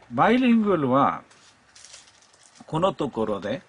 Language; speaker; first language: Japanese; non-native, learner; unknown